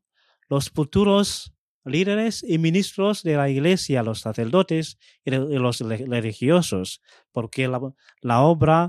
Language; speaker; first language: Spanish; non-native, fluent; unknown